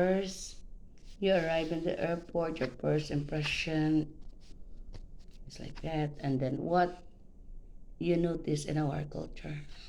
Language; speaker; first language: English; non-native, local second language; Filipino